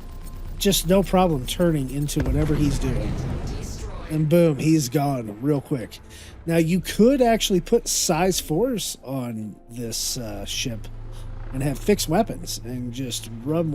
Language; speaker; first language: English; native; English